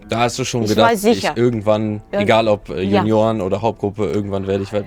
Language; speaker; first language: German; native; German